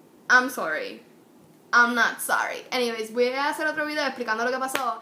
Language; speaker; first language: Spanish; early bilingual, heritage; Spanish